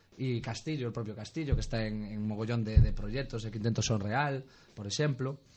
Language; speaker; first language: Spanish; native; Spanish